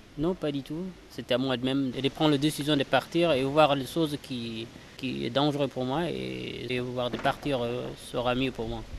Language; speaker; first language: French; non-native, local second language; Fula